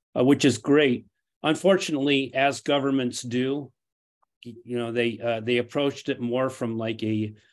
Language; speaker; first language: English; non-native, fluent; Portuguese